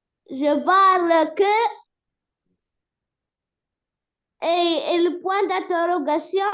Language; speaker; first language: French; non-native, learner; Arabic